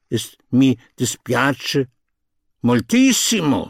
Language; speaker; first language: Italian; non-native, fluent; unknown